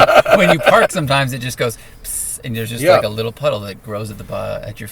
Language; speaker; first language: English; native; English